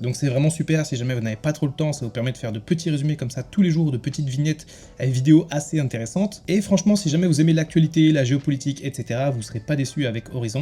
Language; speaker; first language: French; native; French